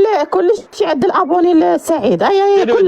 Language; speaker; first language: Arabic; native; Arabic